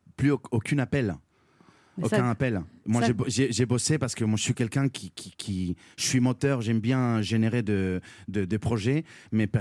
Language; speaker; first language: French; non-native, fluent; Spanish